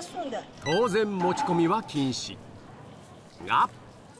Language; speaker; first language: Japanese; native; Japanese